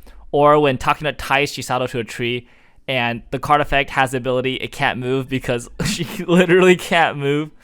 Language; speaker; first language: English; native; English